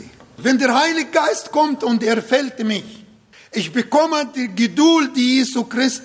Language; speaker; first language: German; non-native, fluent; Arabic